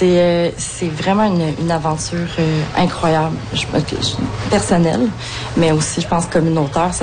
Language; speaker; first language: French; native; French